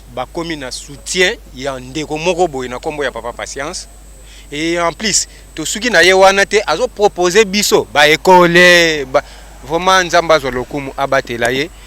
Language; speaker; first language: Lingala; non-native, local second language; Kongo